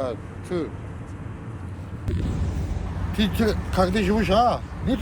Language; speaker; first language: Russian; non-native, learner; Azerbaijani